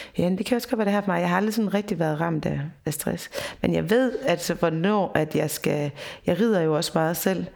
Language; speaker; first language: Danish; native; Danish